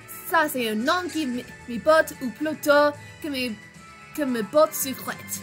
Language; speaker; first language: French; non-native, fluent; English